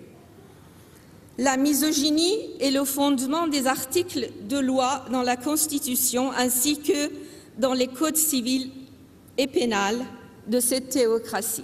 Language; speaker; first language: French; non-native, fluent; Persian